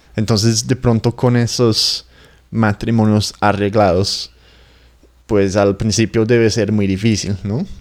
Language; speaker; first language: Spanish; non-native, fluent; English